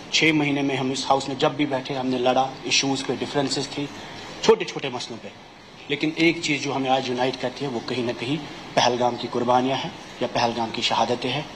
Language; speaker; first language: Hindi; non-native, local second language; Kashmiri